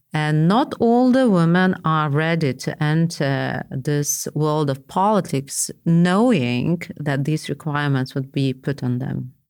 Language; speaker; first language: English; non-native, fluent; Lithuanian